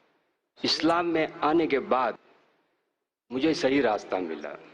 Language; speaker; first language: Hindi; non-native, local second language; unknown